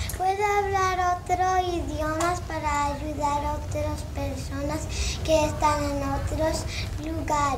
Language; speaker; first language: Spanish; non-native, learner; English